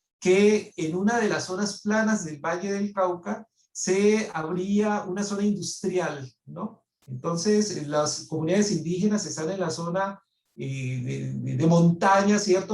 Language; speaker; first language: Spanish; native; Spanish